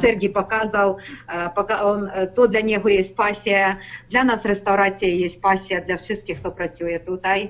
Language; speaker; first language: Polish; non-native, learner; Ukrainian